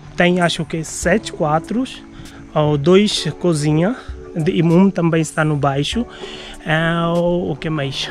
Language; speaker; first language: Portuguese; non-native, learner; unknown